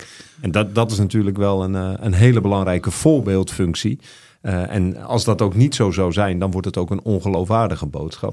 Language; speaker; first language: Dutch; native; Dutch